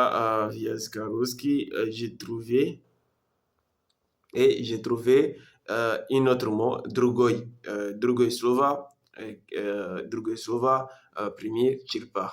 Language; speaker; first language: Russian; non-native, learner; French